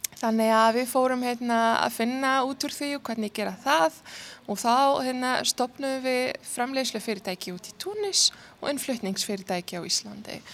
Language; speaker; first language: Icelandic; non-native, fluent; Arabic